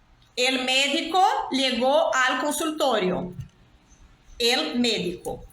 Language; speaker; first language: Spanish; non-native, fluent; Portuguese